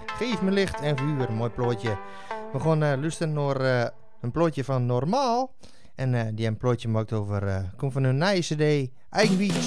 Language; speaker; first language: Dutch; native; Dutch